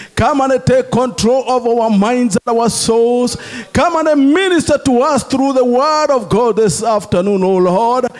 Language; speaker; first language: English; non-native, local second language; Swahili